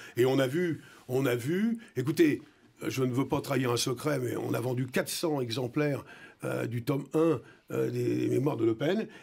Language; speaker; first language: French; native; French